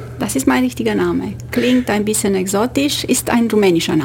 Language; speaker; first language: German; non-native, fluent; Romanian